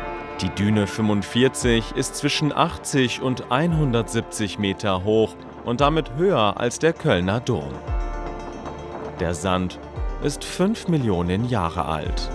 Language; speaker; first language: German; native; German